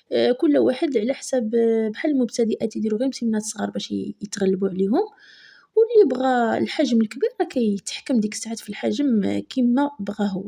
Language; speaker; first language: Arabic; native; Arabic